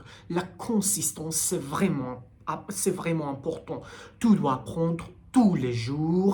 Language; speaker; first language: French; non-native, learner; Persian